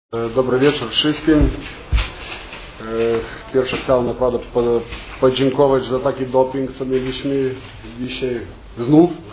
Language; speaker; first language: Polish; non-native, fluent; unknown